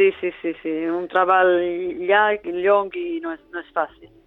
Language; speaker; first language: Catalan; non-native, local second language; Italian